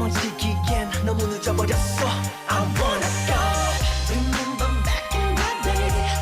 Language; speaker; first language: Korean; native; Korean